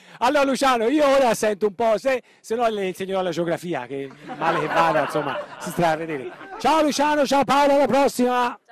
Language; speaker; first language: Italian; native; Italian